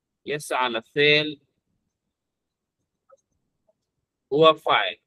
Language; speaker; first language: Arabic; non-native, fluent; Bangla